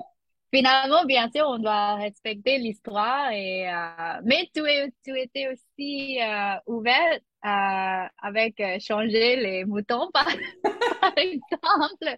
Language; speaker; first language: French; non-native, learner; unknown